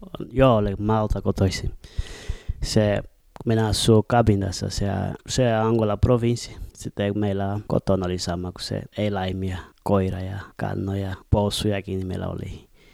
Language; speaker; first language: Finnish; non-native, learner; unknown